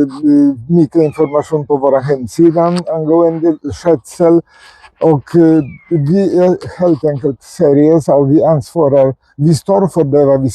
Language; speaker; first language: Swedish; non-native, fluent; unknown